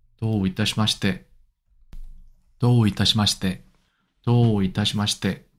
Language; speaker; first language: Japanese; non-native, learner; Korean